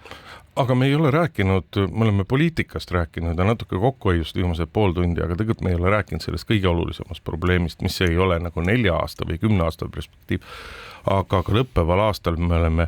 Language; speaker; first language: Estonian; native; Estonian